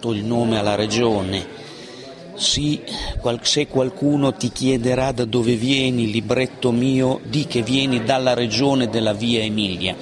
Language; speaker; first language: Italian; native; Italian